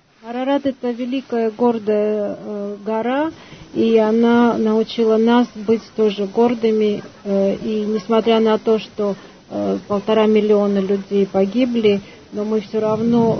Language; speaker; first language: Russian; non-native, fluent; Armenian